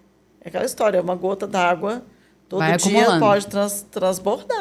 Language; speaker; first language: Portuguese; native; Portuguese